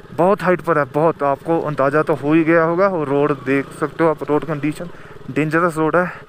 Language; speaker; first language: Hindi; native; Hindi